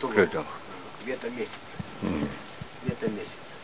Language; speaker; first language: Russian; non-native, fluent; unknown